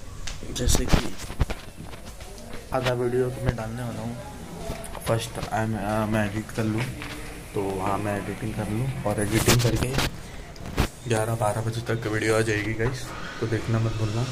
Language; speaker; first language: Hindi; native; Hindi